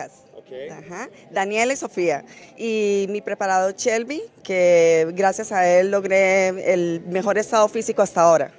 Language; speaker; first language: Spanish; native; Spanish